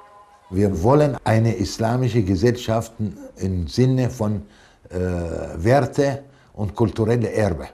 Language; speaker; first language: German; non-native, fluent; Arabic